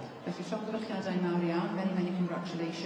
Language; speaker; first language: Welsh; native; Welsh